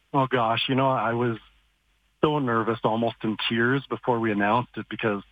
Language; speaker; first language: English; native; English